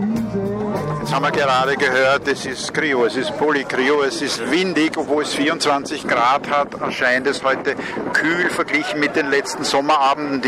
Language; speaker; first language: German; native; German